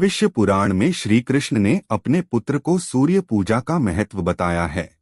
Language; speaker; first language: Hindi; native; Hindi